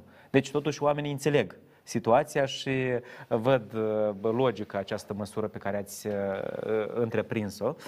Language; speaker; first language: Romanian; native; Romanian